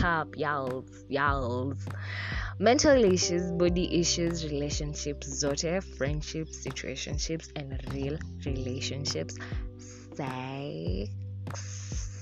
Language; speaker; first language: English; non-native, local second language; Swahili